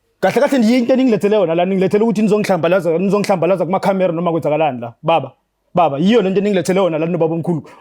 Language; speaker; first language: Zulu; native; Zulu